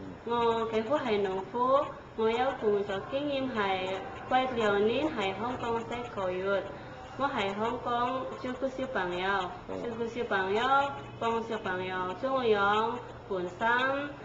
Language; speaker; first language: Cantonese; non-native, learner; Indonesian